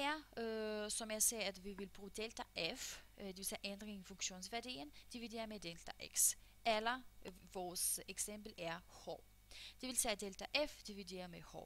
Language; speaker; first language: Danish; non-native, fluent; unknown